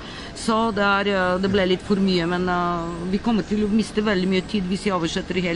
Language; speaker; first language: Norwegian; non-native, fluent; Bulgarian